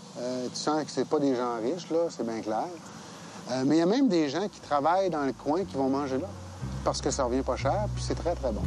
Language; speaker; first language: French; native; French